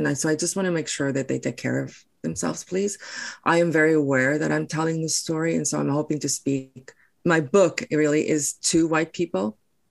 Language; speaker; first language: English; non-native, local second language; Afrikaans